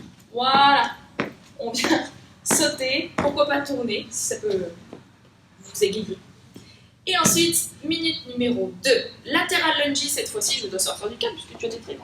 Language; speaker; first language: French; native; French